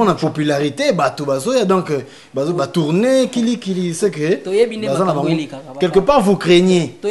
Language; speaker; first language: French; non-native, local second language; Lingala